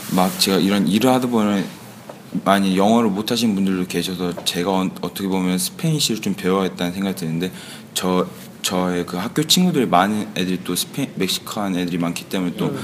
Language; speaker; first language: Korean; early bilingual, heritage; Korean